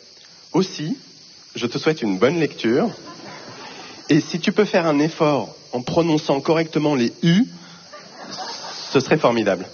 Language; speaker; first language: French; non-native, fluent; Portuguese